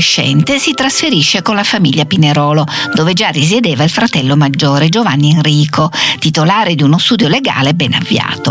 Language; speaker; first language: Italian; native; Italian